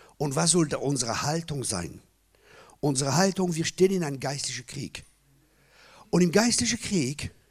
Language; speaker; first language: German; non-native, local second language; French